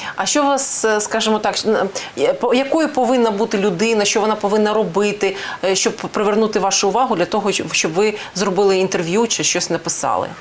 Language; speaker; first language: Ukrainian; non-native, local second language; Russian